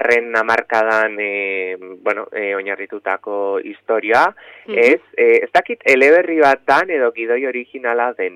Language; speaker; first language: Basque; native; Basque